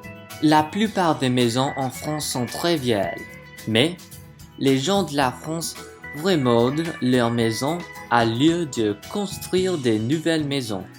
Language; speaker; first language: French; non-native, learner; English